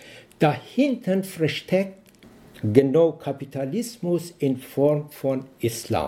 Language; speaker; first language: German; non-native, learner; Persian